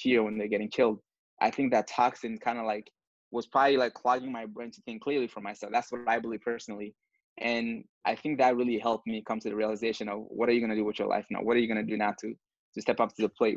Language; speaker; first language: English; non-native, fluent; Bambara